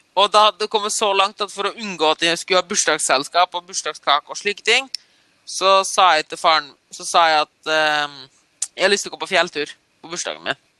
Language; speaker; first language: Norwegian; early bilingual, other home language; German